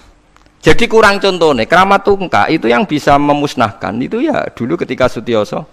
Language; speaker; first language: Indonesian; non-native, local second language; Javanese